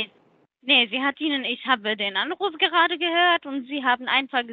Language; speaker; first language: German; non-native, learner; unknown